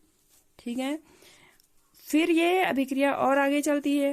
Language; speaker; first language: Hindi; native; Hindi